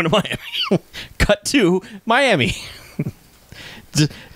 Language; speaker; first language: English; native; English